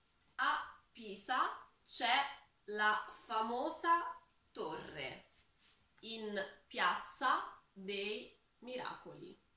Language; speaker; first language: Italian; non-native, learner; French